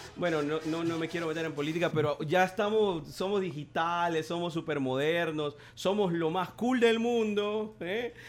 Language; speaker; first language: Spanish; native; Spanish